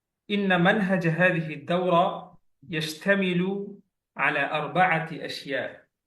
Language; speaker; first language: Arabic; non-native, fluent; Bangla